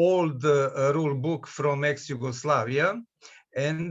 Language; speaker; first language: English; non-native, learner; Serbian